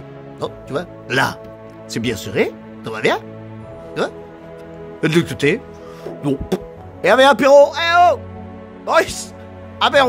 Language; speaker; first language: French; native; French